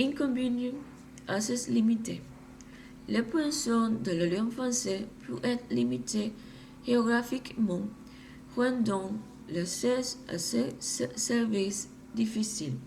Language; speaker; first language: French; non-native, learner; Spanish